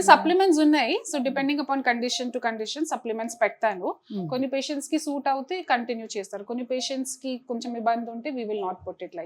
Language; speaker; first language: Telugu; non-native, fluent; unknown